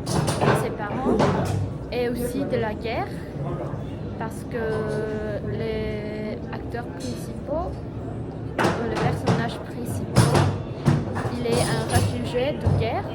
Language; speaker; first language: French; non-native, learner; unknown